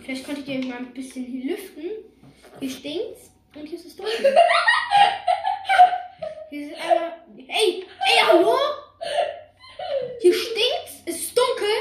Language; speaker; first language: German; native; German